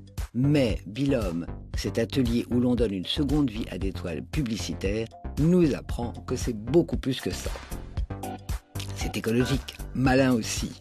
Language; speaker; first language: French; native; French